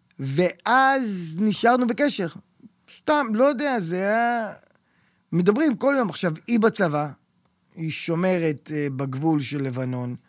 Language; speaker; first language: Hebrew; early bilingual, heritage; Hebrew